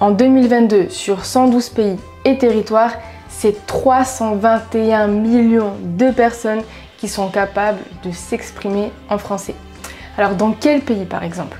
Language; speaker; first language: French; native; French